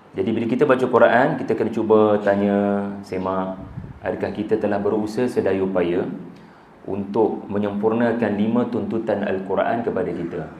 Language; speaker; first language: Malay; native; Malay